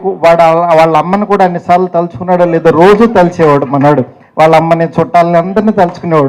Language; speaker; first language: Telugu; native; Telugu